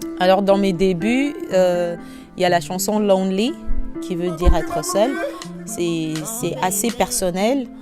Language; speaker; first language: French; non-native, local second language; Lingala